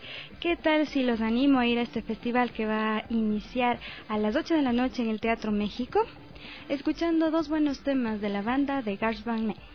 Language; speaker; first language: Spanish; native; Spanish